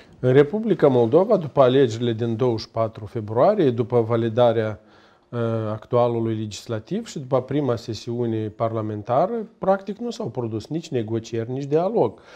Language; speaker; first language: Romanian; native; Romanian